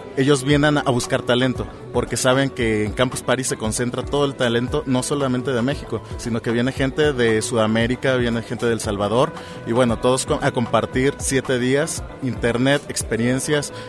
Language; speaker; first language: Spanish; native; Spanish